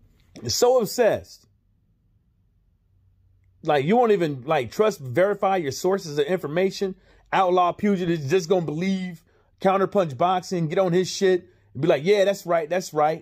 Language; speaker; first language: English; native; English